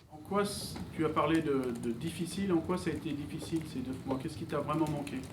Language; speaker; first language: French; native; French